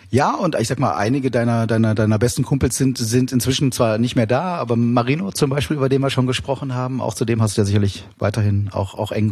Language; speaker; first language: German; native; German